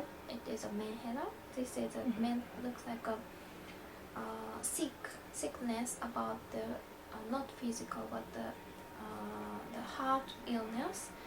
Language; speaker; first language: English; non-native, learner; Japanese